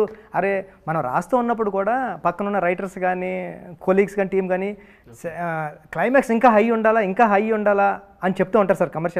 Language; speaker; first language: Telugu; native; Telugu